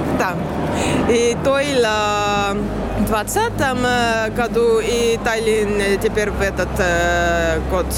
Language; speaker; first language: Russian; non-native, learner; Estonian